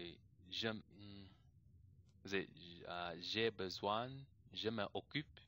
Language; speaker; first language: French; non-native, learner; English